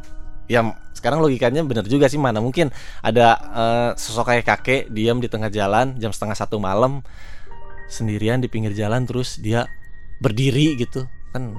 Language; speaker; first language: Indonesian; native; Indonesian